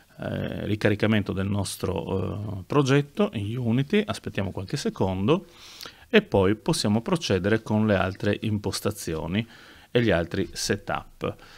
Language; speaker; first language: Italian; native; Italian